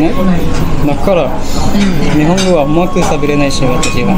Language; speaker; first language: Japanese; non-native, learner; Indonesian